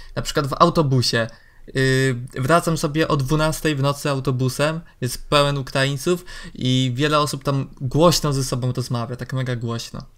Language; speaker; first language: Polish; native; Polish